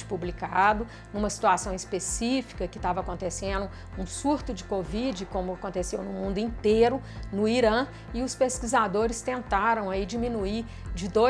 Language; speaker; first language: Portuguese; native; Portuguese